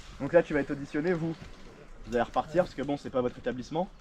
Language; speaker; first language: French; native; French